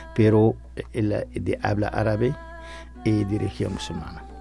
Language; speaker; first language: Spanish; non-native, fluent; Arabic